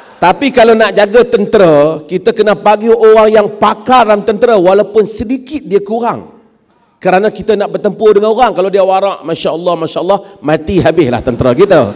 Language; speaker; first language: Malay; native; Malay